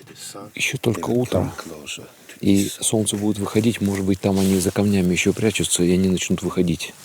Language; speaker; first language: Russian; native; Russian